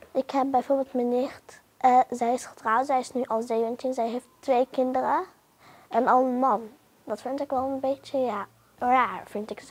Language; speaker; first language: Dutch; early bilingual, other home language; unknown